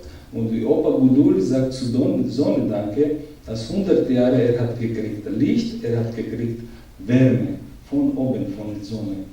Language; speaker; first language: German; non-native, learner; Georgian